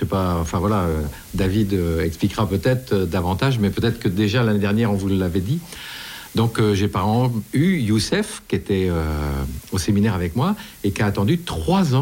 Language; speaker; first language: French; native; French